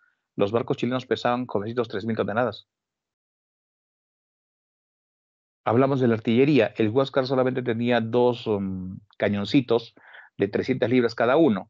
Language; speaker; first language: Spanish; native; Spanish